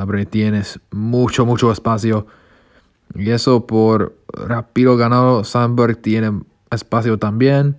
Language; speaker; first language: Spanish; non-native, learner; English